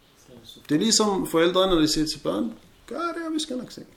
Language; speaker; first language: Danish; non-native, fluent; Arabic